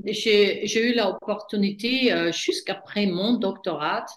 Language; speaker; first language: French; non-native, fluent; German